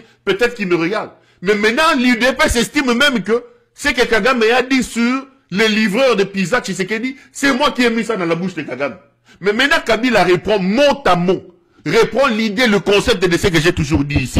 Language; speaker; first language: French; non-native, local second language; Lingala